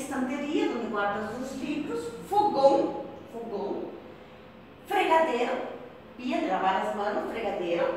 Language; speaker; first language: Portuguese; non-native, fluent; Spanish